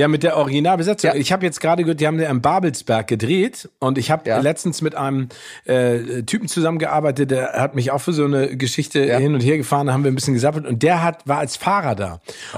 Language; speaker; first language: German; native; German